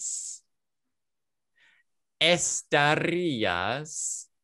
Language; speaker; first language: Spanish; non-native, fluent; English